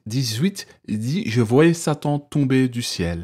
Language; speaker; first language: French; native; French